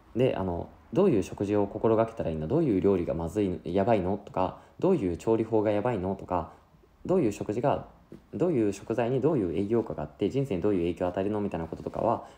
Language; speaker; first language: Japanese; native; Japanese